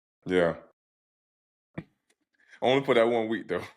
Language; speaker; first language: English; native; English